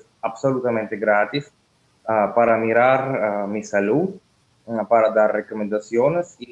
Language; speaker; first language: Spanish; non-native, learner; Russian